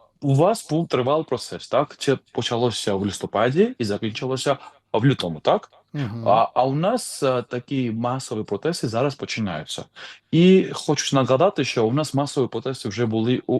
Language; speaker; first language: Ukrainian; non-native, fluent; Georgian